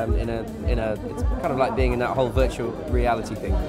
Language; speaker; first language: English; native; English